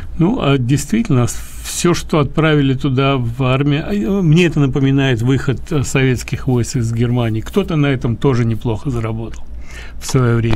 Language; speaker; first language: Russian; native; Russian